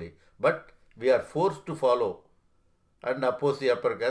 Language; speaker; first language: English; non-native, local second language; Tamil